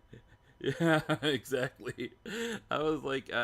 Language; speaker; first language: English; native; English